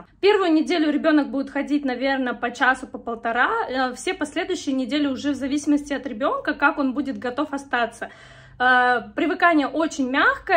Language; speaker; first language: Russian; native; Russian